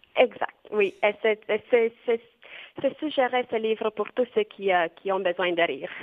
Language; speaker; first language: French; non-native, fluent; Romanian